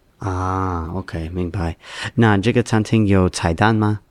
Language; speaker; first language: Chinese; non-native, learner; English